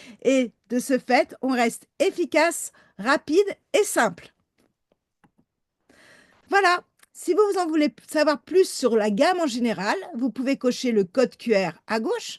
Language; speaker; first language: French; native; French